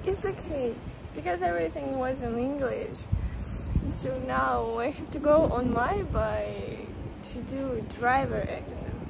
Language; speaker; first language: English; non-native, learner; Russian